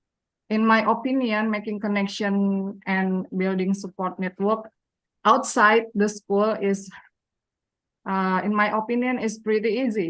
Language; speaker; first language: English; non-native, learner; Indonesian